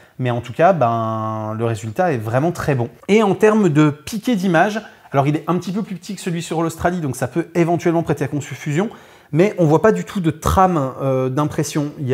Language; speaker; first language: French; native; French